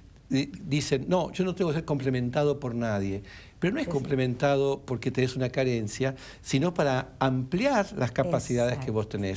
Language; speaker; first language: Spanish; native; Spanish